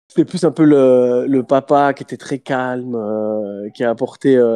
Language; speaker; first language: French; native; French